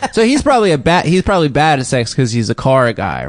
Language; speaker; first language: English; native; English